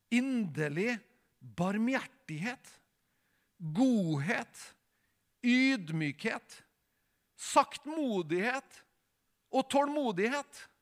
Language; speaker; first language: Norwegian; native; Norwegian